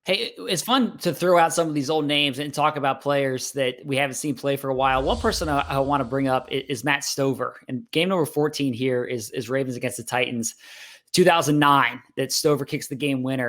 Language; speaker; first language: English; native; English